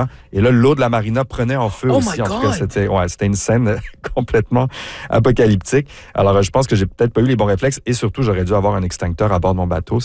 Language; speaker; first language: French; native; French